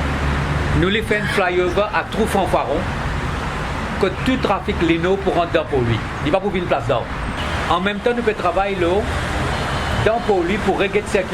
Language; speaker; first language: French; non-native, local second language; Morisyen